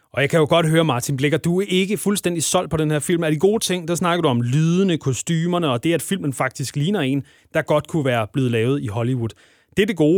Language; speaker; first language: Danish; native; Danish